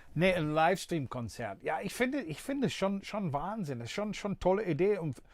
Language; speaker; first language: German; non-native, fluent; English